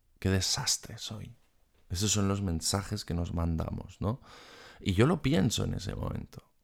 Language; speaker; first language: Spanish; non-native, fluent; German